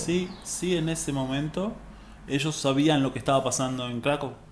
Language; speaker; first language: Spanish; native; Spanish